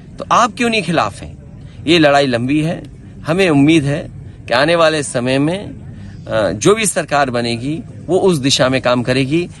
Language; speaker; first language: Hindi; native; Hindi